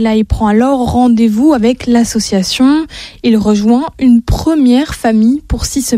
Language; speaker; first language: French; native; French